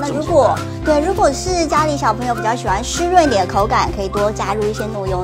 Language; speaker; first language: Chinese; native; Chinese